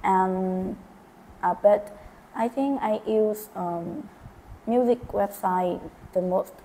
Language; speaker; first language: English; non-native, learner; Vietnamese